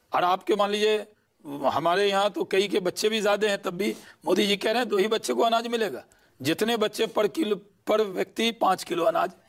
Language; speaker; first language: Hindi; native; Hindi